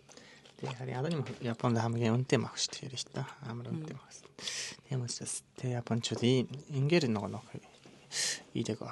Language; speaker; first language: Mongolian; non-native, learner; Japanese